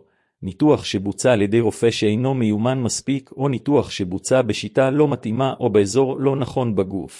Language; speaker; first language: Hebrew; native; Hebrew